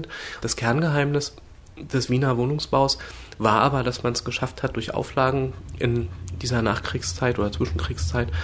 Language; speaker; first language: German; native; German